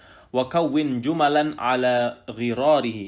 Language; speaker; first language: Arabic; non-native, fluent; Indonesian